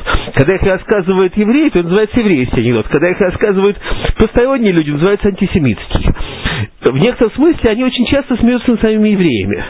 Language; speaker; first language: Russian; native; Russian